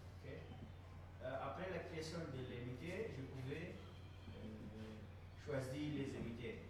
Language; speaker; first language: French; non-native, learner; Portuguese